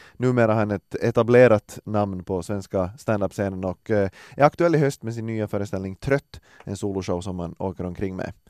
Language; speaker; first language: Swedish; native; Swedish